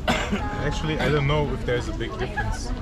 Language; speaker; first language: English; non-native, fluent; German